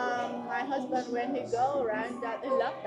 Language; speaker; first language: English; non-native, learner; Vietnamese